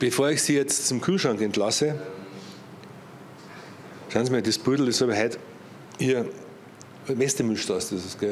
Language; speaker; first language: German; native; German